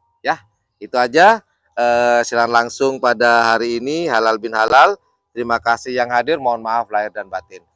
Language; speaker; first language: Indonesian; native; Indonesian